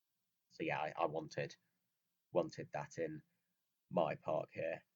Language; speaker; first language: English; native; English